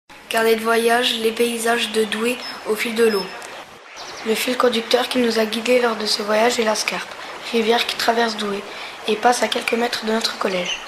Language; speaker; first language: French; native; French